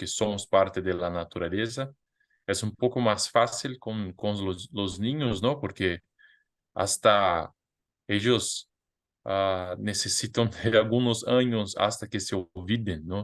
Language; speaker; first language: Spanish; non-native, fluent; Portuguese